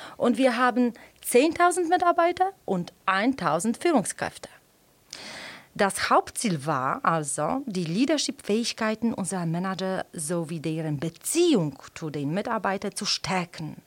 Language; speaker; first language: German; non-native, fluent; Polish